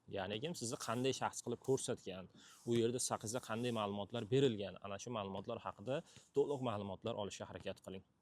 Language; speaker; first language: Uzbek; native; Uzbek